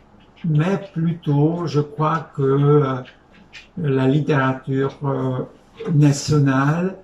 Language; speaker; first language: French; non-native, fluent; Hungarian